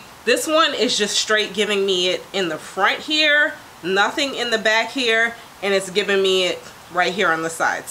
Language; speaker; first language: English; native; English